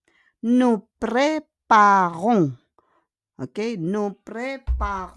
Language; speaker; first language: French; non-native, fluent; Filipino